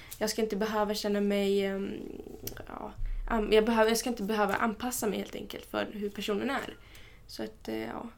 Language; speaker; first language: Swedish; early bilingual, other home language; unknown